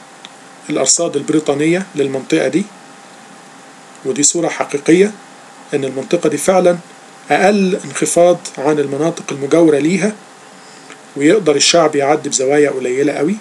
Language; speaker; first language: Arabic; native; Arabic